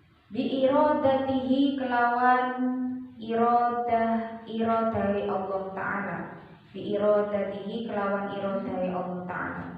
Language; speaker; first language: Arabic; non-native, fluent; Javanese